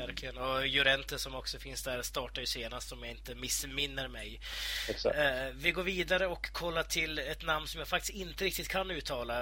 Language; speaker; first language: Swedish; native; Swedish